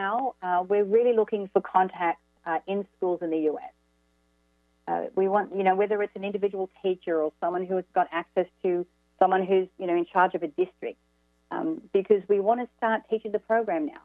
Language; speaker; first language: English; native; English